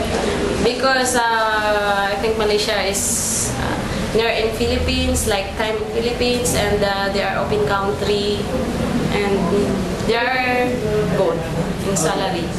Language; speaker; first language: English; non-native, learner; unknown